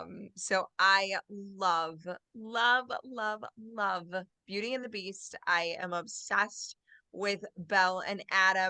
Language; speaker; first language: English; native; English